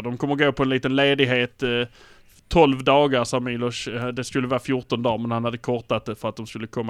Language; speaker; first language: Swedish; native; Swedish